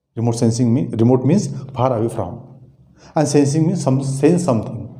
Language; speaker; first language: English; non-native, local second language; Marathi